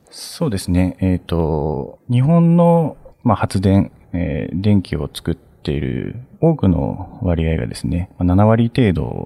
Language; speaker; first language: Japanese; native; Japanese